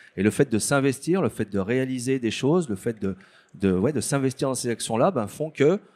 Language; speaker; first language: French; native; French